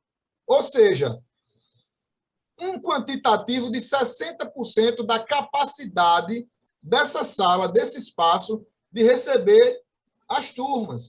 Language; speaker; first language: Portuguese; native; Portuguese